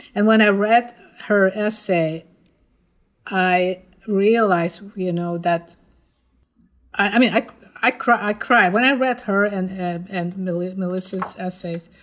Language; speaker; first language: English; non-native, fluent; Russian